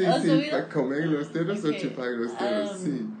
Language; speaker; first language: Spanish; non-native, learner; Armenian